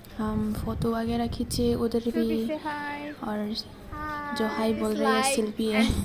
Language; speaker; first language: Hindi; non-native, local second language; Kok Borok